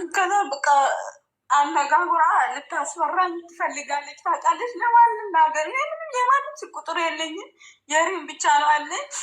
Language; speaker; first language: Amharic; non-native, local second language; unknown